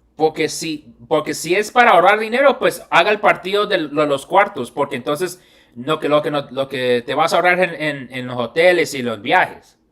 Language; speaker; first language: Spanish; early bilingual, heritage; Spanish